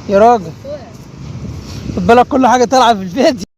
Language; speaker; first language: Arabic; native; Arabic